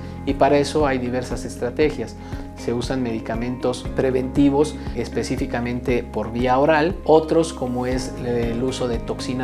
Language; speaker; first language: Spanish; native; Spanish